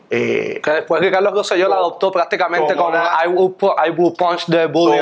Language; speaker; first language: Spanish; native; Spanish